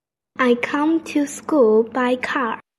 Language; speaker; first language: English; non-native, learner; Chinese